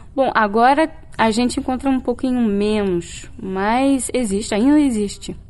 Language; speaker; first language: Portuguese; non-native, fluent; French